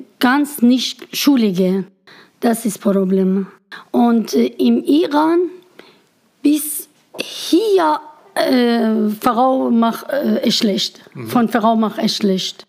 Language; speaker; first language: German; non-native, learner; Persian